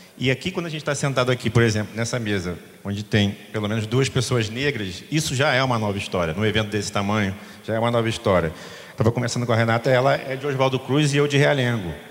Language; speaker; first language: Portuguese; native; Portuguese